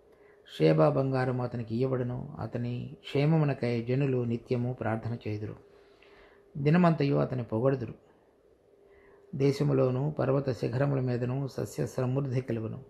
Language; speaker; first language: Telugu; native; Telugu